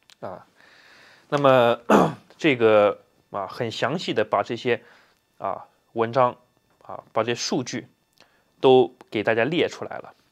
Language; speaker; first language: Chinese; native; Chinese